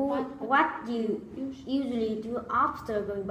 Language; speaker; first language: English; non-native, learner; Vietnamese